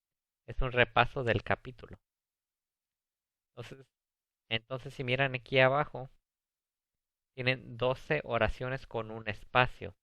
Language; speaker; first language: Spanish; early bilingual, heritage; Spanish